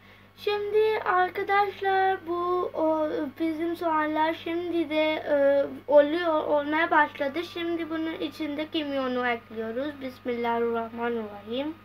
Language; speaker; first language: Turkish; non-native, fluent; Urdu